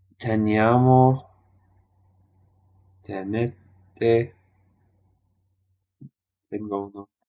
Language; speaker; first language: Italian; non-native, learner; English